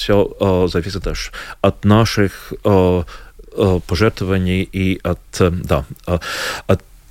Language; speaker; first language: Russian; non-native, local second language; Latvian